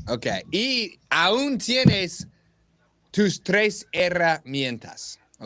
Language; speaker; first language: Spanish; non-native, learner; English